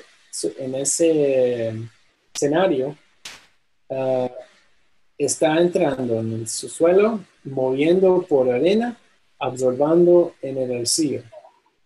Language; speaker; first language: Spanish; non-native, fluent; English